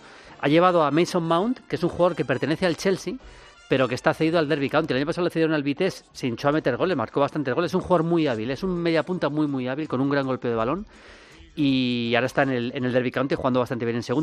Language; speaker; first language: Spanish; native; Spanish